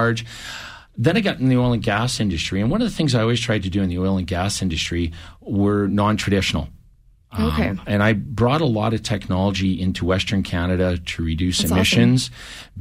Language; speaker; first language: English; native; English